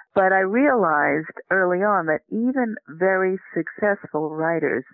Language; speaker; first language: English; native; English